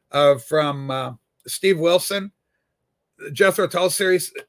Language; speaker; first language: English; native; English